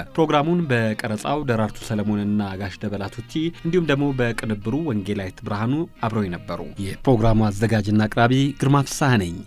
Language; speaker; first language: Amharic; native; Amharic